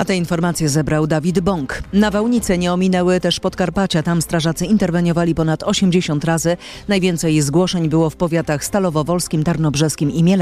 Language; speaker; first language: Polish; native; Polish